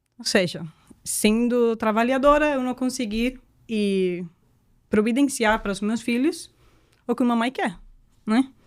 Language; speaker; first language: Portuguese; non-native, fluent; Spanish